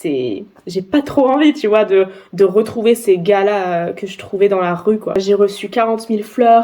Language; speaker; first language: French; native; French